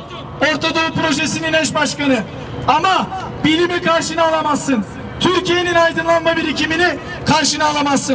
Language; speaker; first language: Turkish; native; Turkish